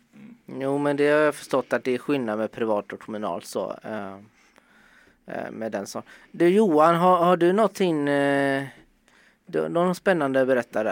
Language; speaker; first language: Swedish; native; Swedish